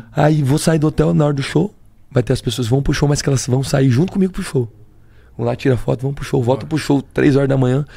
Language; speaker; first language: Portuguese; native; Portuguese